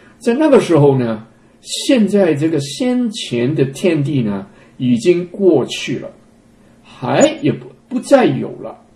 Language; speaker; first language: Chinese; non-native, local second language; Cantonese